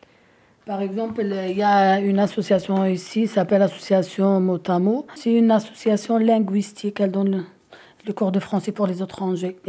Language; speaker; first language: French; non-native, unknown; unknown